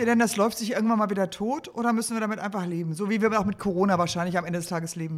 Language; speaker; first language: German; native; German